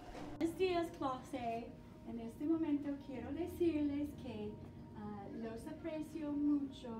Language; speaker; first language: Spanish; non-native, fluent; English